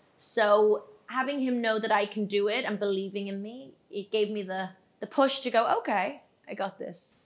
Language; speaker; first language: English; native; English